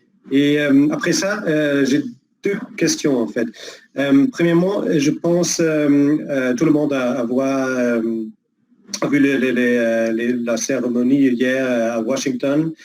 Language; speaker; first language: French; non-native, fluent; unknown